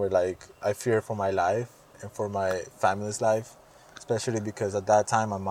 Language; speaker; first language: English; non-native, fluent; Spanish